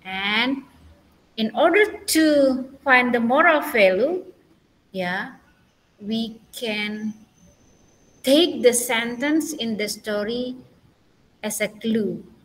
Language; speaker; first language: English; non-native, learner; Indonesian